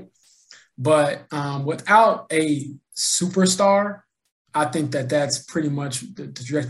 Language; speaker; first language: English; native; English